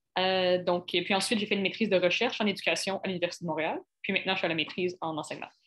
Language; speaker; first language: French; native; French